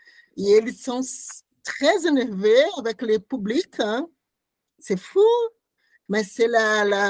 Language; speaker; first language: French; non-native, learner; Portuguese